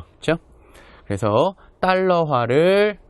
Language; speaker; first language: Korean; native; Korean